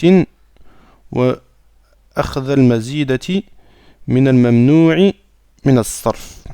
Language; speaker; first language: Arabic; non-native, fluent; French